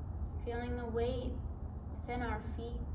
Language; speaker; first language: English; native; English